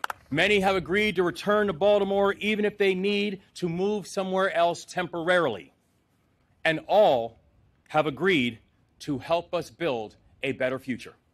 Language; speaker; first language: English; native; English